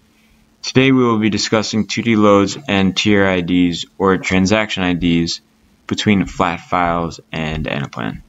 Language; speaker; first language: English; native; English